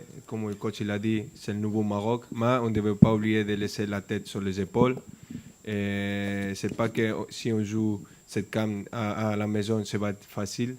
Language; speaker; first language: French; non-native, fluent; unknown